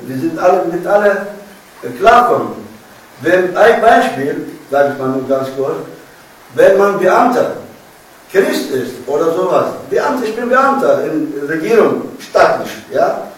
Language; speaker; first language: German; non-native, learner; Arabic